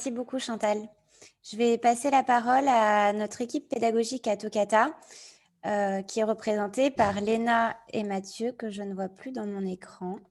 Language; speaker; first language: French; native; French